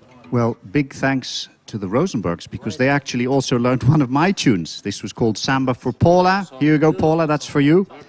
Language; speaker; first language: English; non-native, fluent; Dutch